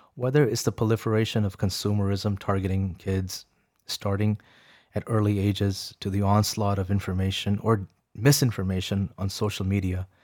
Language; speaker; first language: English; early bilingual, other home language; Urdu